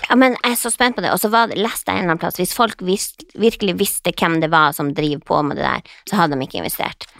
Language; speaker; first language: Norwegian; native; Norwegian